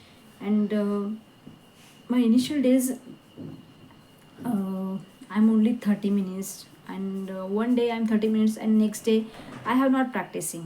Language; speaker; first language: English; non-native, learner; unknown